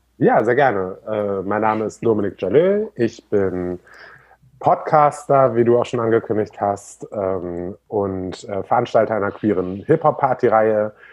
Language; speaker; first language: German; native; German